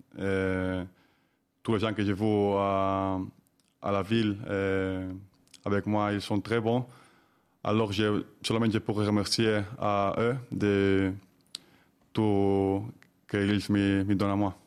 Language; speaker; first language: French; non-native, learner; Spanish